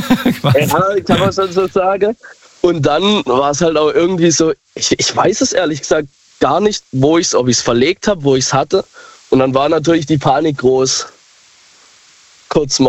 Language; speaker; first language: German; native; German